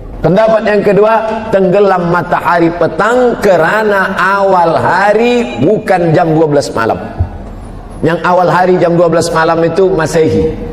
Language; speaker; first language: Malay; native; Malay